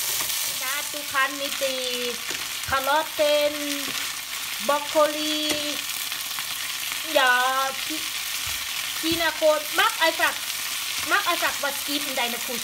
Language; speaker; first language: German; non-native, learner; Thai